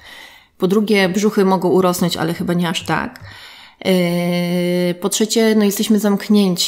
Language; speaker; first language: Polish; native; Polish